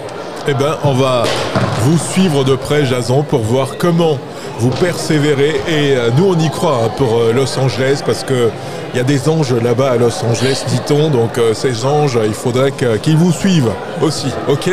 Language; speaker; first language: French; native; French